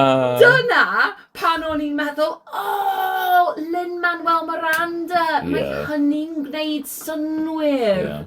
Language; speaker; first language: Welsh; non-native, learner; English